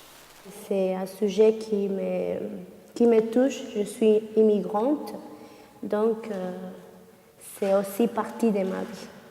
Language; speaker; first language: French; non-native, fluent; Spanish